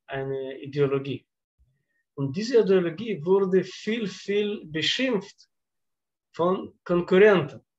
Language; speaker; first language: German; non-native, fluent; Russian